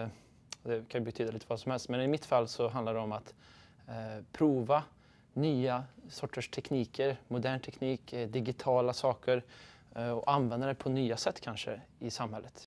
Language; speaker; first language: Swedish; native; Swedish